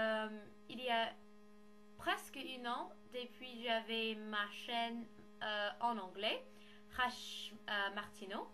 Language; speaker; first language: French; non-native, learner; English